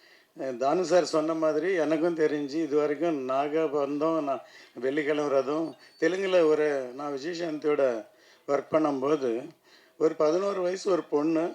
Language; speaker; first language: Tamil; native; Tamil